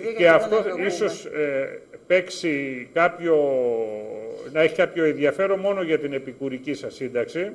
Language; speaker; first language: Greek; native; Greek